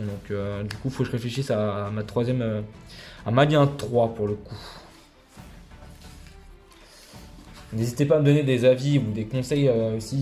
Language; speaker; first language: French; native; French